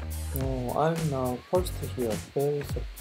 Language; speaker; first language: English; non-native, learner; Korean